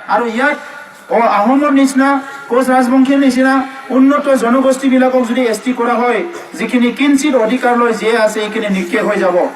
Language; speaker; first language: Assamese; non-native, local second language; Bodo